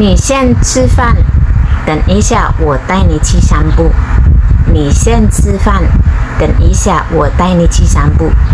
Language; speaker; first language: Chinese; non-native, fluent; Indonesian